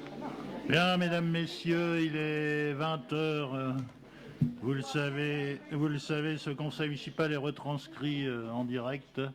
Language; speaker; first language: French; native; French